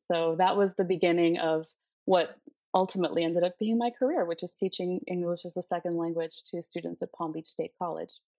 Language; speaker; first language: English; early bilingual, other home language; Spanish